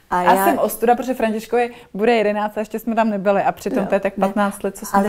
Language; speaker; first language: Czech; native; Czech